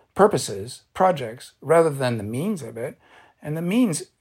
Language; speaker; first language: English; native; English